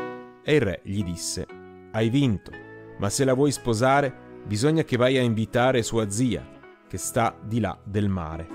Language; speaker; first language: Italian; native; Italian